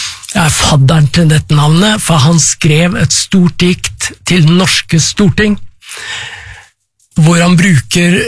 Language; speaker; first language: Norwegian; native; Norwegian